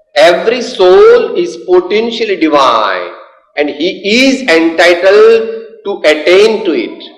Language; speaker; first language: English; non-native, local second language; Gujarati